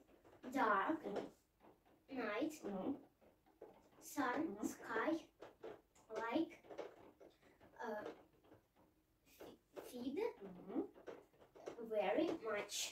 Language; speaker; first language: English; non-native, learner; Russian